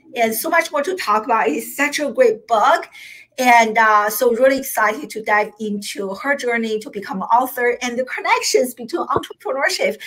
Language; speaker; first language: English; non-native, fluent; Chinese